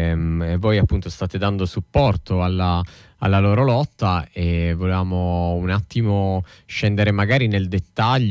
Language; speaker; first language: Italian; native; Italian